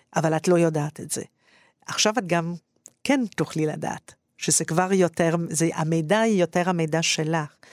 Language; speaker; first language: Hebrew; non-native, fluent; French